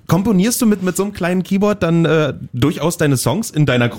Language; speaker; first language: German; native; German